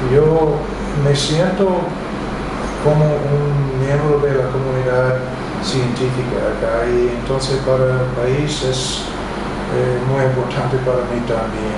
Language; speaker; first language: Spanish; non-native, fluent; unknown